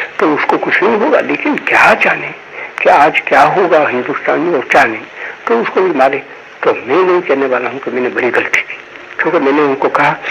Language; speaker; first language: Hindi; non-native, local second language; Gujarati